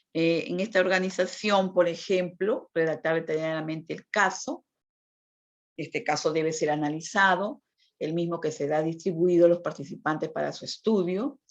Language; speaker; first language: Spanish; native; Spanish